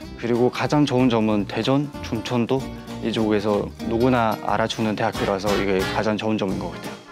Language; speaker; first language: Korean; non-native, fluent; Mongolian